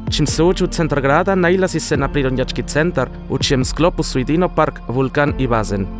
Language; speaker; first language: Serbian; non-native, fluent; Spanish